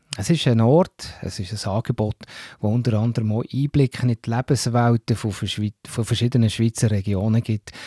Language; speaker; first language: German; native; German